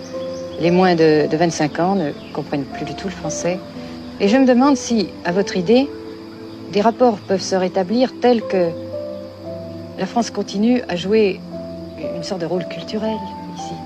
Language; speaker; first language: French; native; French